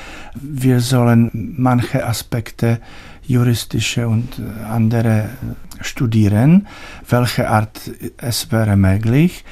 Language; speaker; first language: German; non-native, learner; Czech